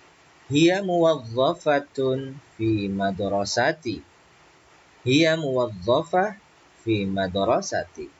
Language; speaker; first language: Arabic; non-native, fluent; Indonesian